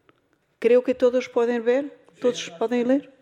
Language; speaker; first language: Spanish; non-native, fluent; Portuguese